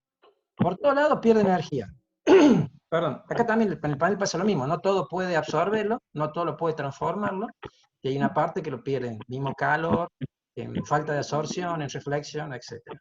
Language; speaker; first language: Spanish; native; Spanish